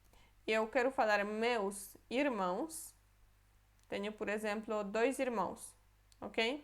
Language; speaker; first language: Portuguese; non-native, fluent; Polish